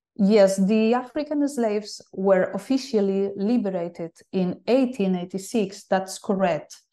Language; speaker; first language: English; non-native, fluent; Galician